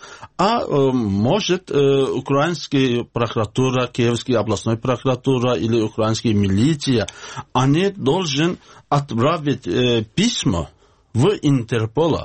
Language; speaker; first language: Russian; non-native, learner; Azerbaijani